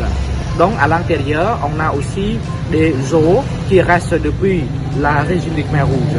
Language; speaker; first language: French; non-native, fluent; Khmer